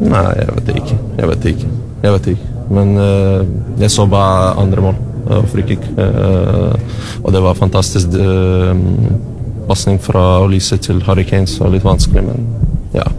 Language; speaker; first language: Norwegian; non-native, fluent; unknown